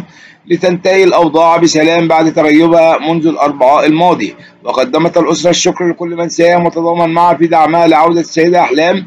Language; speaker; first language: Arabic; native; Arabic